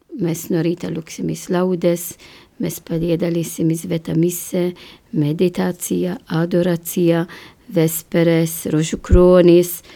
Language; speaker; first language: Latvian; non-native, learner; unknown